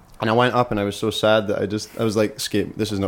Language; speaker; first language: English; native; English